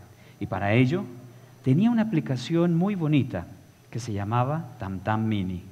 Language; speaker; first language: Spanish; native; Spanish